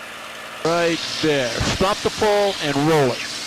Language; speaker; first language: English; native; English